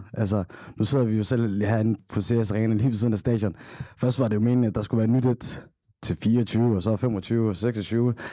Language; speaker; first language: Danish; early bilingual, other home language; Somali